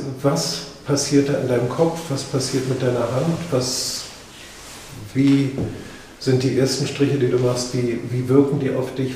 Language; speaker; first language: German; native; German